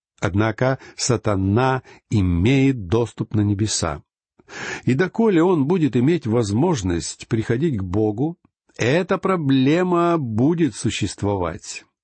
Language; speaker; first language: Russian; native; Russian